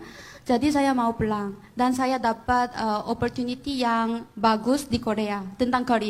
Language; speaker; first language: Indonesian; non-native, fluent; Korean